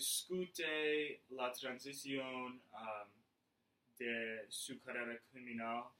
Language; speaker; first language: Spanish; non-native, learner; English